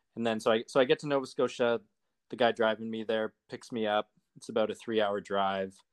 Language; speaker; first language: English; native; English